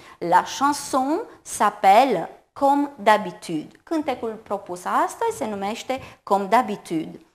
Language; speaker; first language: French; non-native, fluent; Romanian